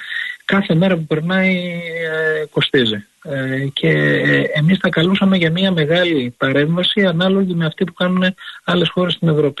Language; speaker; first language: Greek; native; Greek